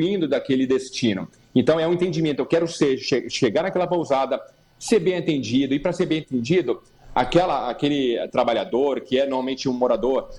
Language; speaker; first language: Portuguese; native; Portuguese